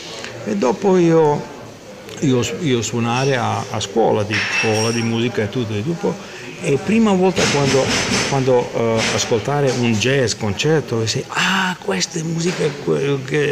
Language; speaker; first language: Italian; non-native, learner; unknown